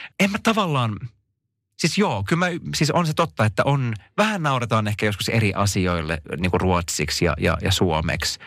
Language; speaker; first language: Finnish; non-native, local second language; Swedish